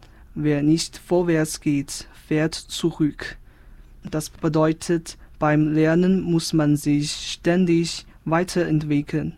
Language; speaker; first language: German; non-native, fluent; Chinese